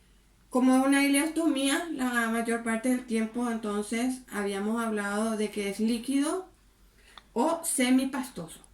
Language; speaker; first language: Spanish; native; Spanish